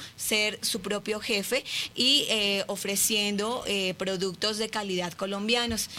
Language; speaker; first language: Spanish; native; Spanish